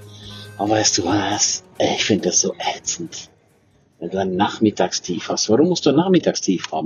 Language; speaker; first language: German; native; German